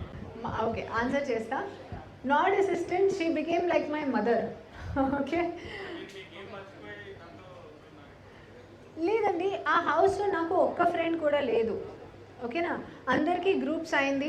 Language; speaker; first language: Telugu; non-native, learner; Hindi